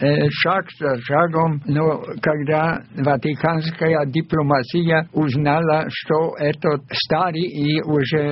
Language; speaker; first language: Russian; non-native, fluent; German